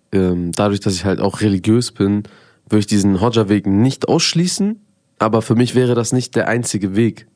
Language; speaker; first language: German; early bilingual, other home language; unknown